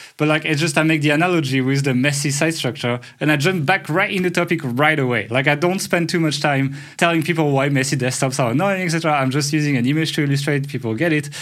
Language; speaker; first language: English; non-native, fluent; French